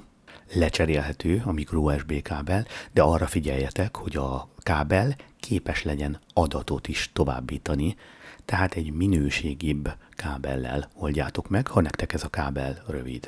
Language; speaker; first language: Hungarian; native; Hungarian